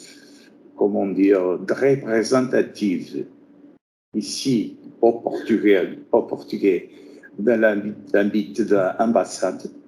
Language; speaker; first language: French; non-native, fluent; Portuguese